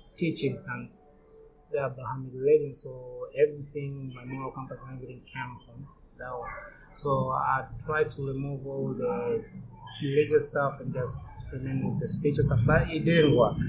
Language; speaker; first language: English; non-native, local second language; Swahili